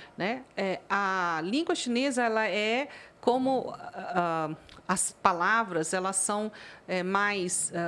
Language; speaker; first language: Portuguese; early bilingual, other home language; Chinese